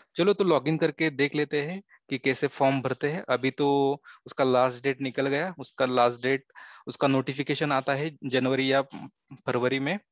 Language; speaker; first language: Hindi; non-native, local second language; Marathi